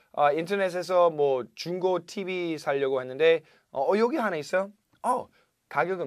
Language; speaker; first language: Korean; non-native, fluent; English